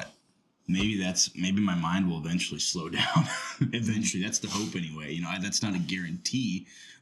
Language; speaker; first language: English; native; English